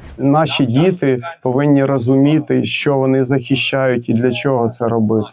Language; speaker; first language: Ukrainian; native; Ukrainian